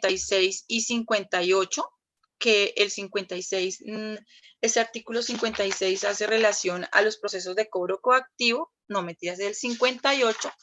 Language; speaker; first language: Spanish; native; Spanish